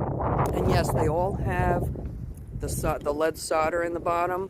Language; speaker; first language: English; native; English